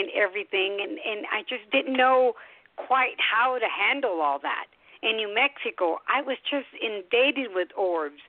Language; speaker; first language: English; early bilingual, other home language; Spanish